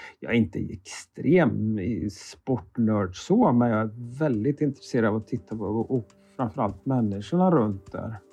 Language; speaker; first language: Swedish; native; Swedish